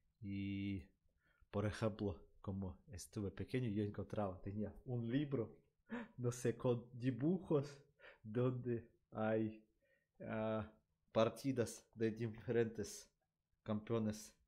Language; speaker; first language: Spanish; non-native, learner; Russian